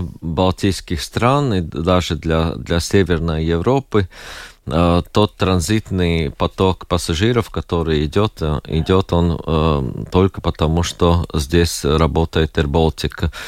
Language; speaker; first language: Russian; non-native, local second language; Latvian